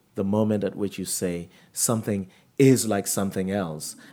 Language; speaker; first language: English; non-native, local second language; Yoruba